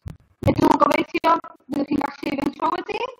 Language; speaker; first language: Welsh; non-native, learner; Spanish